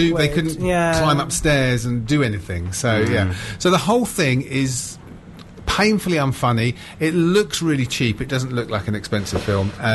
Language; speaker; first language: English; native; English